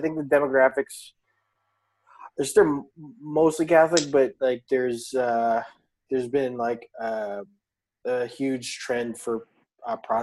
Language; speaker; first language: English; non-native, local second language; Filipino